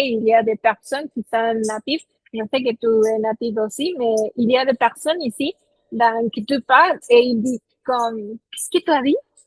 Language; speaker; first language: French; non-native, fluent; Spanish